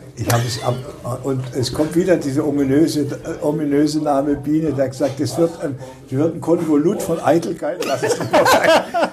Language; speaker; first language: German; native; German